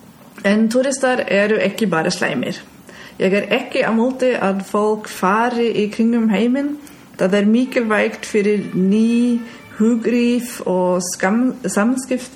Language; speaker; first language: Icelandic; non-native, learner; German